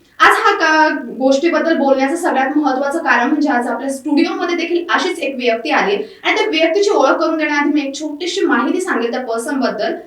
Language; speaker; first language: Marathi; native; Marathi